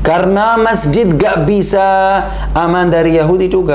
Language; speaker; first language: Indonesian; non-native, learner; Arabic